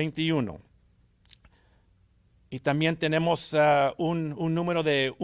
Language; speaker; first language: Spanish; early bilingual, heritage; English